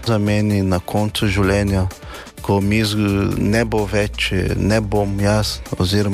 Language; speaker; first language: Slovenian; non-native, learner; Portuguese